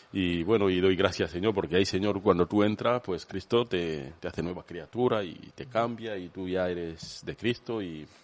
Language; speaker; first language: Spanish; non-native, fluent; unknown